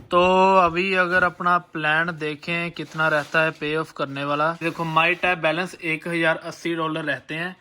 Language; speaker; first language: Hindi; non-native, local second language; Punjabi